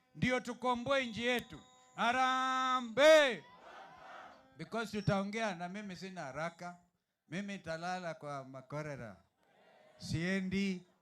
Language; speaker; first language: Swahili; non-native, local second language; Gusii